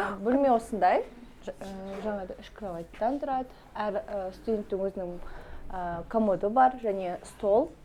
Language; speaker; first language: Kazakh; native; Kazakh